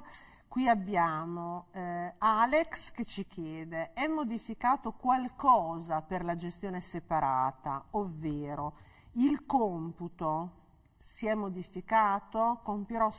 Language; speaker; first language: Italian; native; Italian